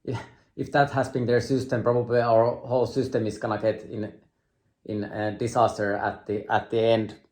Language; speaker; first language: English; non-native, fluent; Finnish